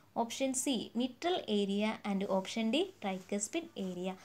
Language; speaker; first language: English; non-native, local second language; Malayalam